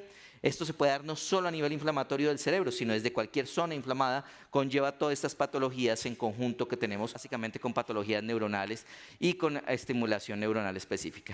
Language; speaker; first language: Spanish; native; Spanish